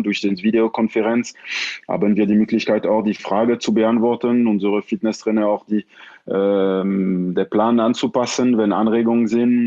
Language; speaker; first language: German; non-native, fluent; French